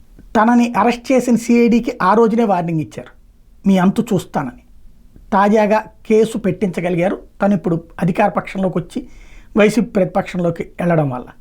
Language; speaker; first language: Telugu; native; Telugu